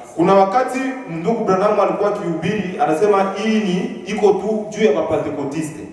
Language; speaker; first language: Swahili; native; Swahili